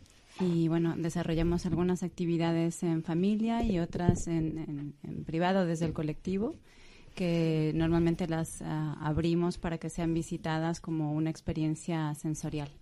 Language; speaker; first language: Spanish; native; Spanish